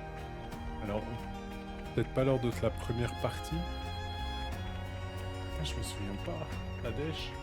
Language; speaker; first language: French; native; French